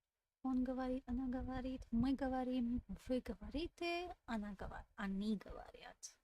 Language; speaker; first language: Russian; non-native, learner; English